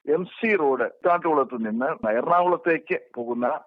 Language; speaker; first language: Malayalam; native; Malayalam